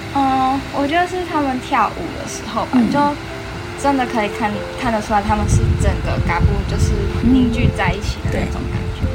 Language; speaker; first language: Chinese; native; Chinese